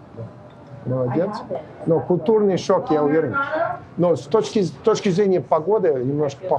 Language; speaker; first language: Russian; non-native, fluent; English